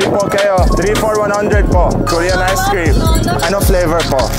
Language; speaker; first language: Filipino; non-native, learner; Arabic